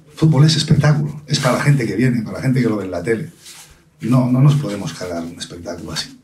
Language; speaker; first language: Spanish; non-native, local second language; Catalan